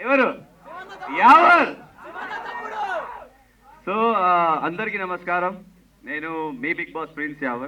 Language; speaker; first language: Telugu; non-native, local second language; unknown